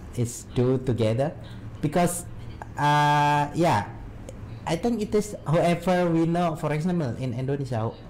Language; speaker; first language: English; non-native, learner; Indonesian